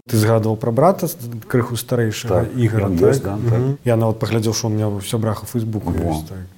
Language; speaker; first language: Belarusian; native; Belarusian